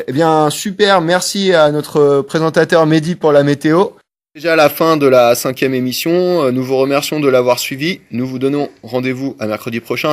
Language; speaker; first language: French; native; French